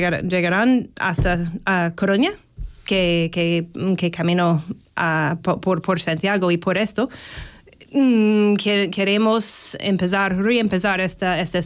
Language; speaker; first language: Spanish; non-native, learner; English